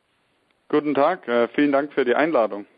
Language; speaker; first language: German; native; German